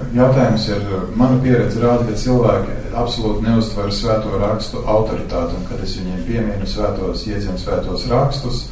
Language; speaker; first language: Latvian; native; Latvian